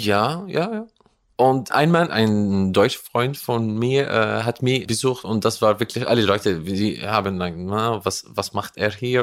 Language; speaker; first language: German; non-native, learner; Arabic